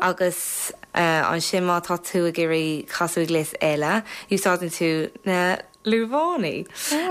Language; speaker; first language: Irish; non-native, local second language; English